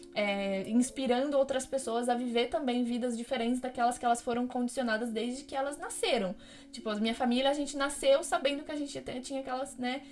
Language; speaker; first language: Portuguese; native; Portuguese